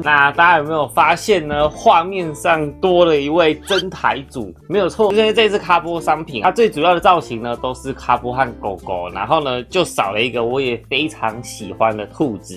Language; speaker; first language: Chinese; native; Chinese